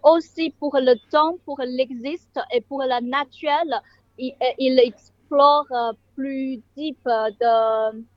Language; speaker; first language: French; non-native, learner; Chinese